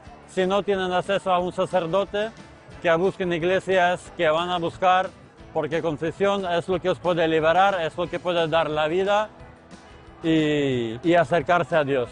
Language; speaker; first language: Spanish; non-native, fluent; Ukrainian